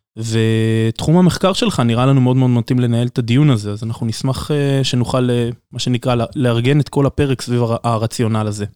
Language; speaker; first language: Hebrew; native; Hebrew